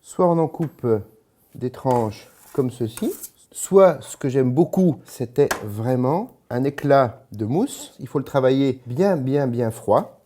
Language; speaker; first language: French; native; French